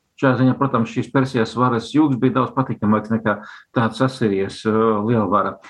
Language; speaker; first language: Latvian; non-native, local second language; Russian